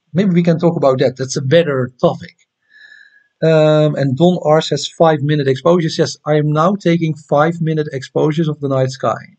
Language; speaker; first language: English; non-native, fluent; Dutch